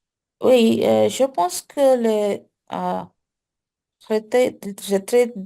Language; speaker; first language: French; non-native, learner; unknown